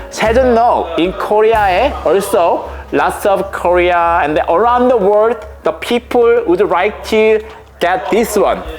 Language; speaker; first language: English; non-native, learner; Korean